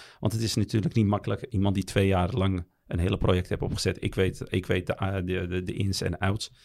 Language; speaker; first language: Dutch; early bilingual, other home language; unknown